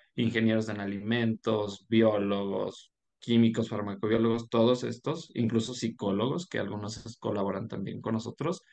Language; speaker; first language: Spanish; native; Spanish